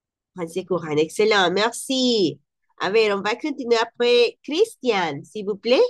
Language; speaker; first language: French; non-native, learner; Spanish